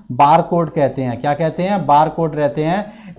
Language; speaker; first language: Hindi; native; Hindi